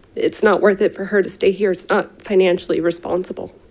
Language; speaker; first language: English; native; English